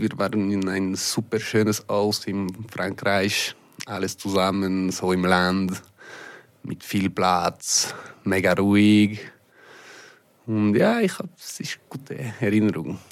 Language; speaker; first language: German; non-native, local second language; French